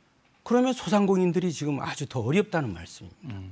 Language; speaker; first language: Korean; native; Korean